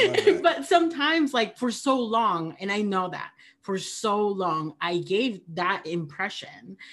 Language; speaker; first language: English; early bilingual, other home language; Spanish